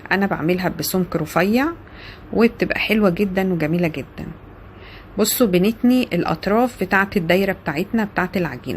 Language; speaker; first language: Arabic; native; Arabic